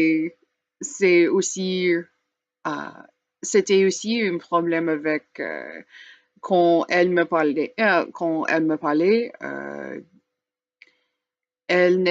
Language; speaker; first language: French; non-native, learner; English